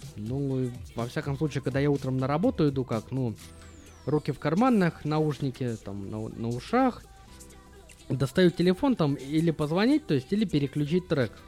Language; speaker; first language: Russian; native; Russian